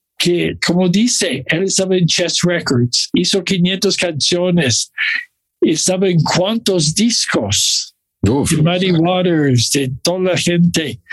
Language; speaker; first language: Spanish; non-native, fluent; English